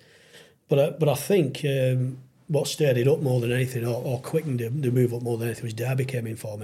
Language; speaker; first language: English; native; English